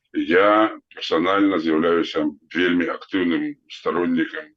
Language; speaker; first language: Belarusian; non-native, local second language; Russian